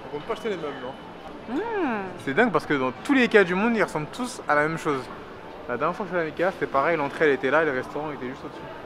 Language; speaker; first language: French; native; French